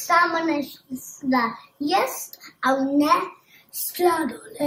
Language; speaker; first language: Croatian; early bilingual, heritage; Croatian